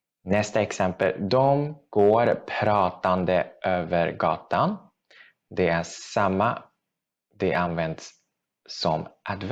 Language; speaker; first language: Swedish; non-native, fluent; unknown